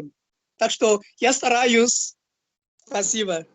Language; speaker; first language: Russian; non-native, fluent; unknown